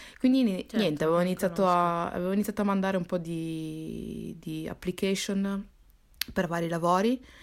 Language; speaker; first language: Italian; early bilingual, other home language; Somali